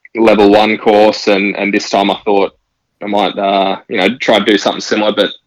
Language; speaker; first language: English; native; English